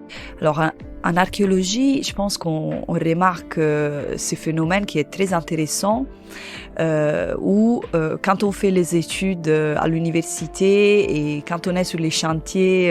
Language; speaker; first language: French; native; French